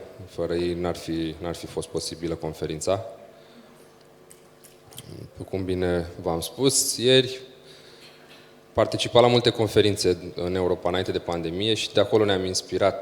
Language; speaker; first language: Romanian; native; Romanian